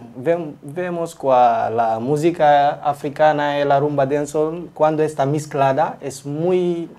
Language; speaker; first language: Spanish; non-native, learner; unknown